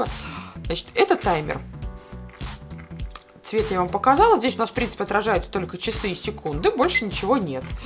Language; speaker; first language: Russian; native; Russian